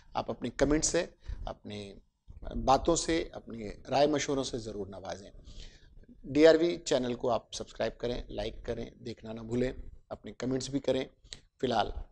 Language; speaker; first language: Hindi; native; Hindi